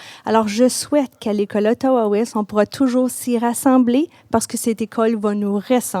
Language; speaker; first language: French; native; French